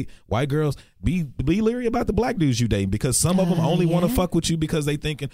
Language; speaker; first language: English; native; English